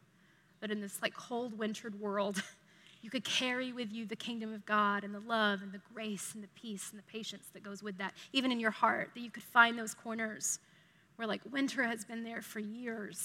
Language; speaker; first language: English; native; English